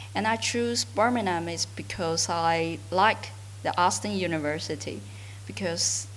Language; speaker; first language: English; non-native, fluent; Chinese